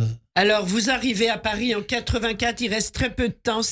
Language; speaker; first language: French; native; French